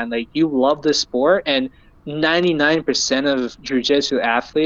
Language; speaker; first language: English; native; English